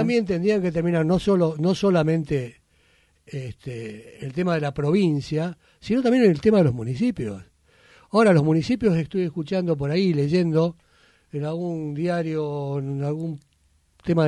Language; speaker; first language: Spanish; native; Spanish